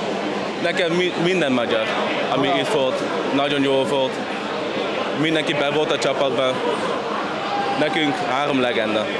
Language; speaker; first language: Hungarian; early bilingual, heritage; Dutch